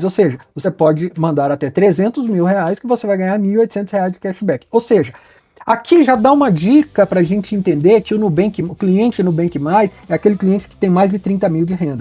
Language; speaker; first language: Portuguese; native; Portuguese